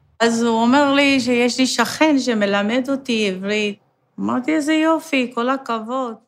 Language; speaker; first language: Hebrew; non-native, fluent; Persian